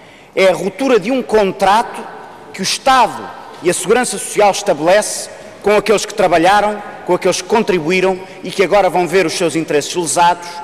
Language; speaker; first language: Portuguese; native; Portuguese